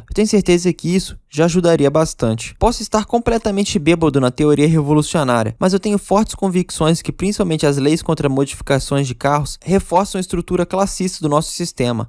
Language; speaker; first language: Portuguese; native; Portuguese